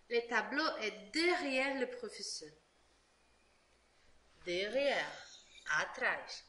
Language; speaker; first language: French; non-native, fluent; Portuguese